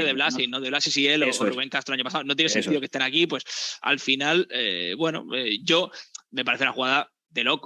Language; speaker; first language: Spanish; native; Spanish